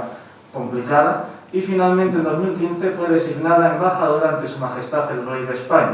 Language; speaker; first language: Spanish; native; Spanish